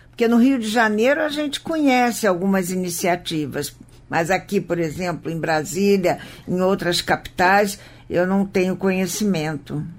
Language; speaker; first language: Portuguese; native; Portuguese